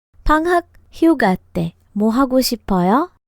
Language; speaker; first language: Korean; non-native, fluent; Sinhala